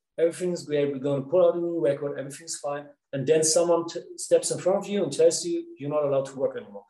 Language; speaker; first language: English; non-native, fluent; Dutch